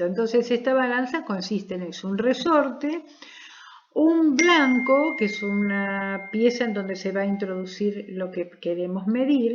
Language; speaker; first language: Spanish; native; Spanish